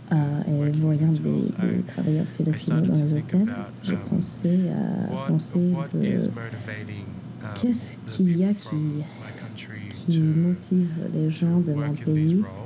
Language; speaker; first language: French; non-native, learner; English